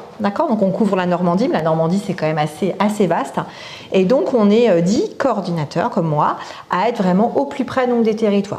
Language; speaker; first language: French; native; French